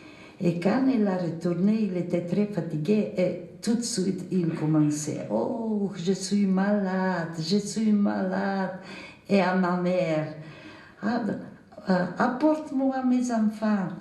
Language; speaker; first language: French; non-native, fluent; Macedonian